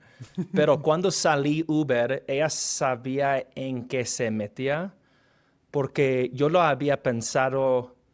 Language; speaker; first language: Spanish; non-native, fluent; English